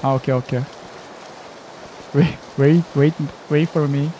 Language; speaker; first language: English; non-native, learner; Korean